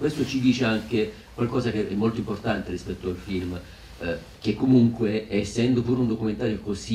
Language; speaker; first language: Italian; native; Italian